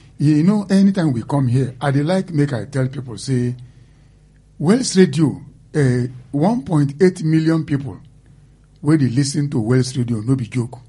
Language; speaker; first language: Nigerian Pidgin; non-native, local second language; Igbo